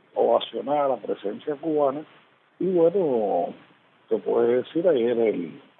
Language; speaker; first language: Spanish; native; Spanish